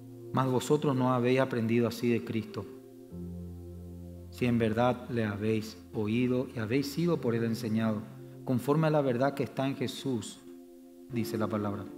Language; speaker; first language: Spanish; native; Spanish